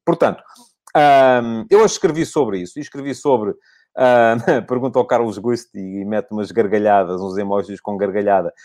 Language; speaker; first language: Portuguese; native; Portuguese